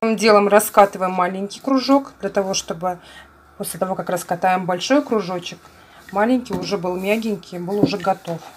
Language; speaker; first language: Russian; non-native, local second language; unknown